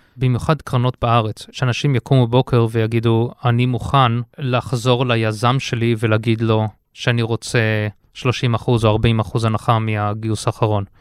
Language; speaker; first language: Hebrew; early bilingual, heritage; Hebrew